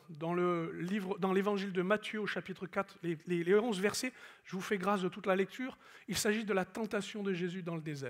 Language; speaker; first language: French; native; French